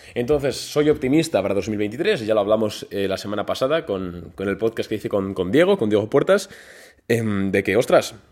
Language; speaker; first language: Spanish; native; Spanish